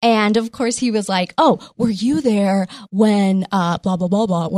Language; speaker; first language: English; early bilingual, other home language; Spanish